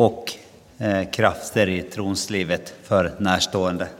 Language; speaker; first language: Swedish; non-native, local second language; Finnish